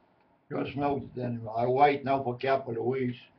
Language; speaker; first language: English; non-native, learner; Swedish